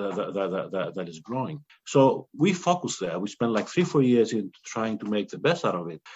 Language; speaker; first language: English; non-native, fluent; Greek